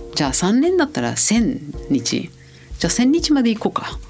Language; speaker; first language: Japanese; non-native, fluent; English